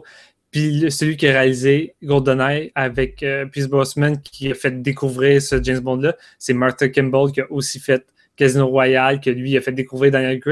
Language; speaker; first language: French; native; French